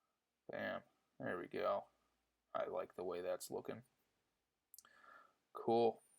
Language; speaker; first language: English; native; English